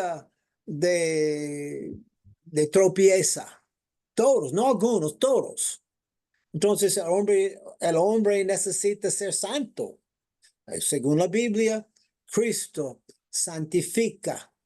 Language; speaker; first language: Spanish; non-native, fluent; English